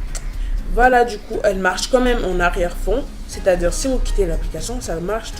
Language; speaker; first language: French; native; French